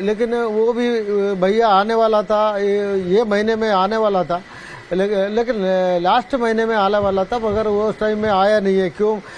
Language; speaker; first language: Hindi; non-native, local second language; Malayalam